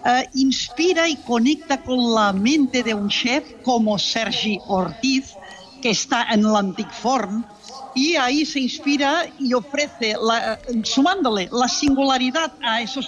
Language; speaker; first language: Spanish; non-native, local second language; Catalan